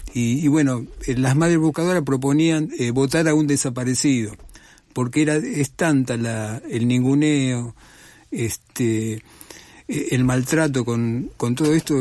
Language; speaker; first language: Spanish; native; Spanish